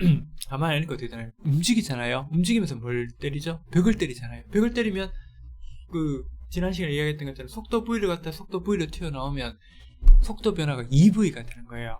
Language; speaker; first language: Korean; native; Korean